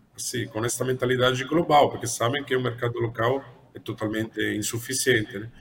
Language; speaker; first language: Portuguese; non-native, fluent; Italian